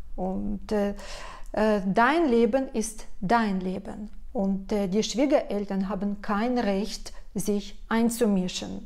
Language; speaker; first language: German; non-native, fluent; Russian